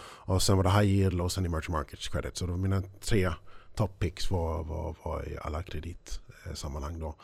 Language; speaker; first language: Swedish; early bilingual, heritage; English